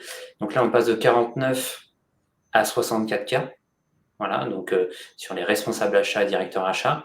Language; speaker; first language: French; native; French